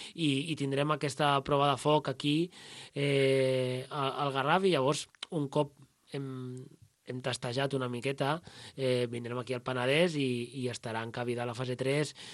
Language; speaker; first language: Catalan; native; Catalan